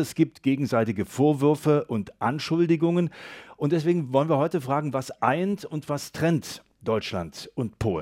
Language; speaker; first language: German; native; German